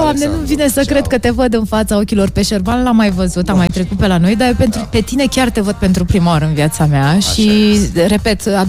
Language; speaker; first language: Romanian; native; Romanian